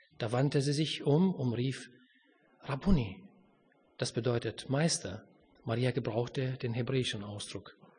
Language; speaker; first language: German; non-native, fluent; Romanian